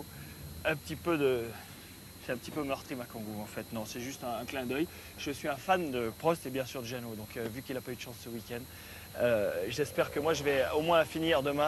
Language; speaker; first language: French; native; French